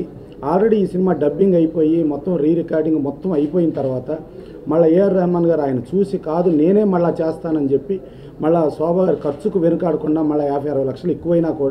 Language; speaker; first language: Telugu; native; Telugu